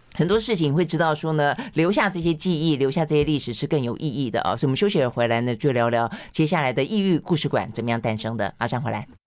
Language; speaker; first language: Chinese; native; Chinese